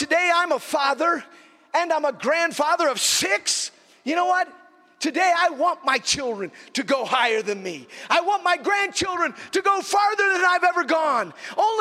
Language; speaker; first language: English; native; English